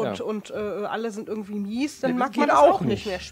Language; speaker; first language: German; native; German